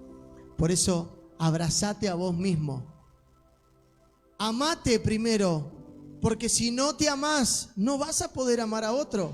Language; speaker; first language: Spanish; native; Spanish